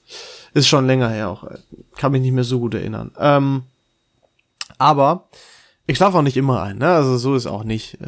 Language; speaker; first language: German; native; German